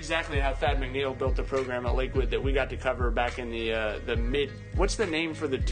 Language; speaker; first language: English; native; English